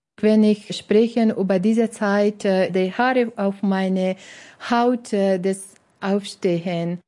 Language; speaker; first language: German; non-native, learner; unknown